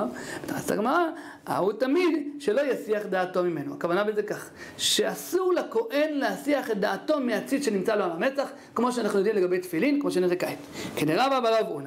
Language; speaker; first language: Hebrew; native; Hebrew